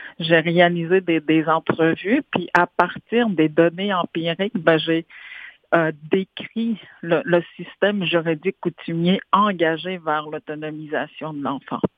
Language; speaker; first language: French; non-native, local second language; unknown